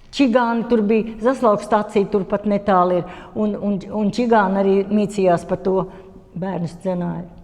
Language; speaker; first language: Latvian; native; Latvian